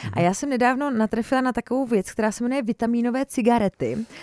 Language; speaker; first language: Czech; native; Czech